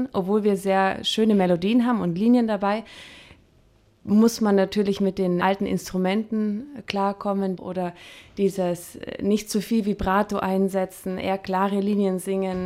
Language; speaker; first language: German; native; German